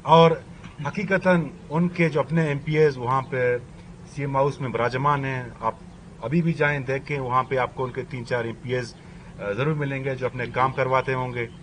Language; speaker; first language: Urdu; non-native, local second language; Baluchi